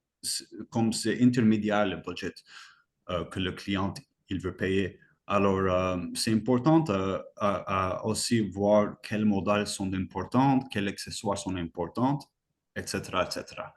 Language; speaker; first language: French; non-native, fluent; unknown